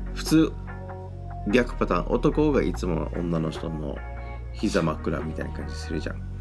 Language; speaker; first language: Japanese; native; Japanese